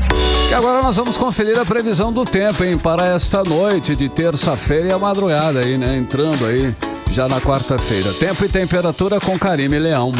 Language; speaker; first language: Portuguese; native; Portuguese